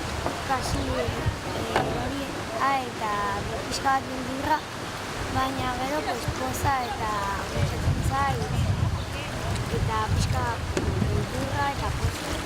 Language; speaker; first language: Basque; non-native, local second language; Spanish